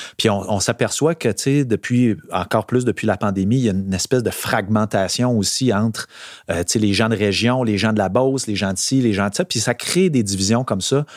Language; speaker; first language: French; native; French